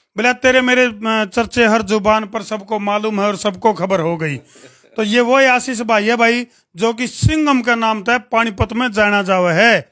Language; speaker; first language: Hindi; native; Hindi